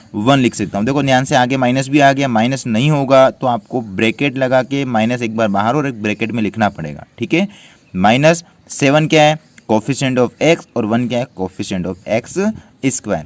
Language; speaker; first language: Hindi; native; Hindi